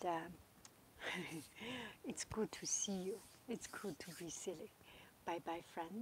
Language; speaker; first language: English; non-native, fluent; Chinese